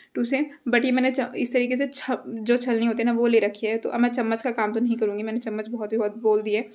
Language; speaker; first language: Hindi; native; Hindi